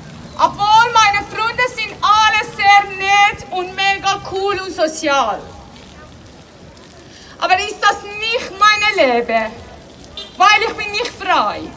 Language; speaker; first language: German; non-native, learner; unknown